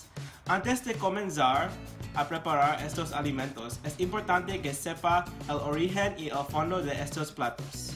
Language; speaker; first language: Spanish; non-native, learner; English